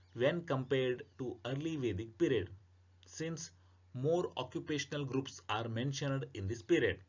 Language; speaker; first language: English; non-native, local second language; Kannada